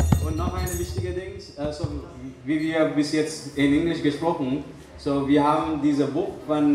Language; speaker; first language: German; non-native, learner; Hindi